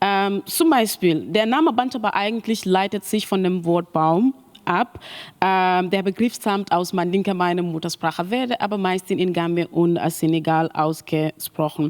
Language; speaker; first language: German; non-native, learner; Mandingo